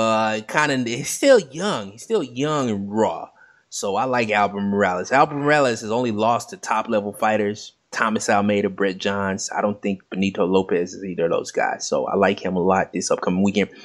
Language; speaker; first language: English; native; English